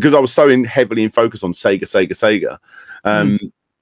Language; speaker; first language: English; native; English